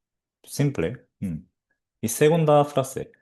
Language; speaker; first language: Spanish; non-native, fluent; Korean